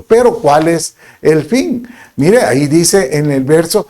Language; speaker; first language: Spanish; native; Spanish